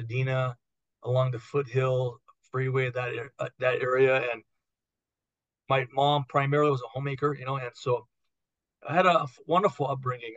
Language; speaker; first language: English; native; English